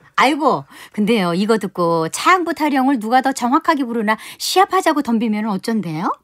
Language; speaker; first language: Korean; native; Korean